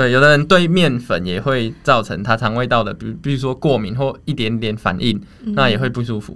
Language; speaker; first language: Chinese; native; Chinese